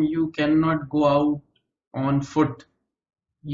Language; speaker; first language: English; native; English